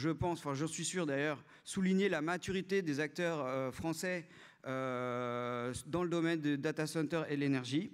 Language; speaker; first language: French; native; French